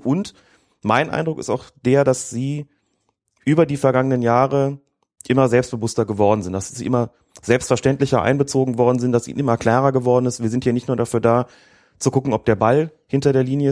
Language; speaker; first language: German; native; German